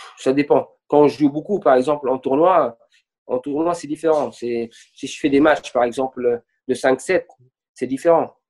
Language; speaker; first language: French; non-native, local second language; Arabic